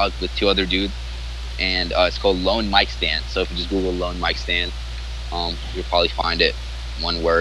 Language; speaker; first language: English; non-native, fluent; Arabic